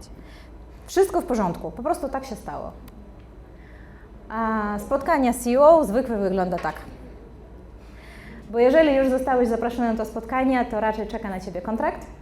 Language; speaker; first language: Polish; non-native, fluent; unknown